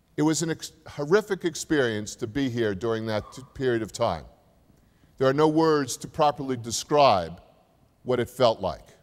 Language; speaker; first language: English; native; English